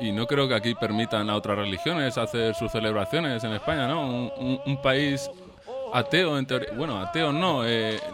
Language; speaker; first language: Spanish; native; Spanish